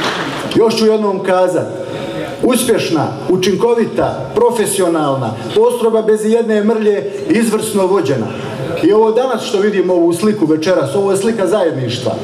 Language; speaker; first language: Croatian; native; Croatian